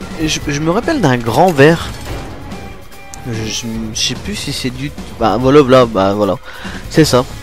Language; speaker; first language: French; native; French